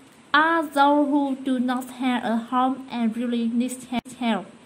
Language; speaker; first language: English; non-native, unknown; Vietnamese